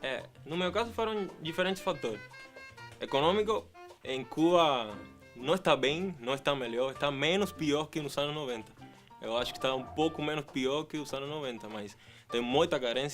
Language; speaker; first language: Portuguese; non-native, fluent; Spanish